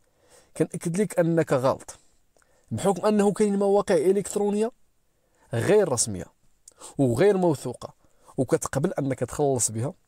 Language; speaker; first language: Arabic; native; Arabic